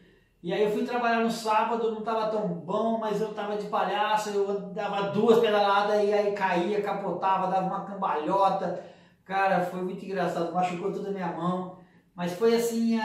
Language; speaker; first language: Portuguese; native; Portuguese